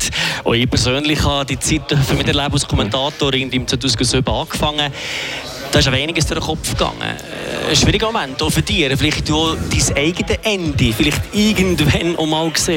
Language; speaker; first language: German; native; German